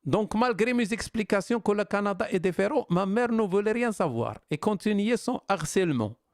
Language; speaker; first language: French; non-native, local second language; Arabic